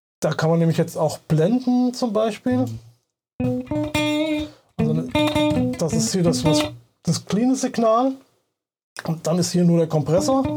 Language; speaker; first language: German; native; German